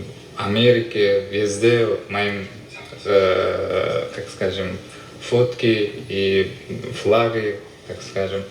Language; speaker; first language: Russian; non-native, local second language; Uzbek